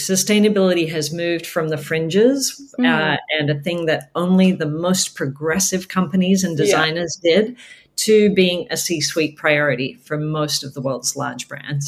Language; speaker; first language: English; native; English